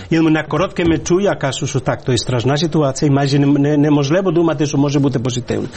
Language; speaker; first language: Ukrainian; non-native, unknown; Spanish